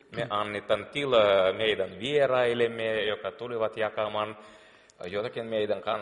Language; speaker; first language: Finnish; non-native, fluent; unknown